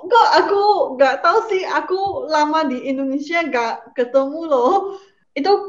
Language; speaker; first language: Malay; non-native, local second language; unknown